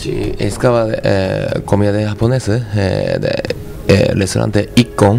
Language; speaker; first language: Spanish; non-native, learner; Japanese